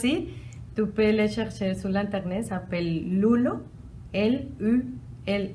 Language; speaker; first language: French; non-native, learner; Spanish